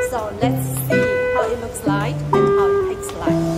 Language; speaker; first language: English; non-native, learner; Chinese